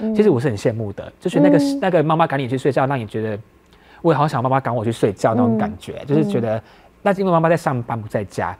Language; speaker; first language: Chinese; native; Chinese